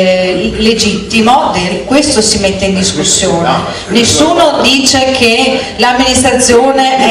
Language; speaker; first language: Italian; native; Italian